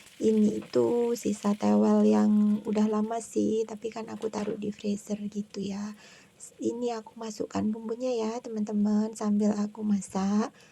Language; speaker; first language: Indonesian; non-native, local second language; Javanese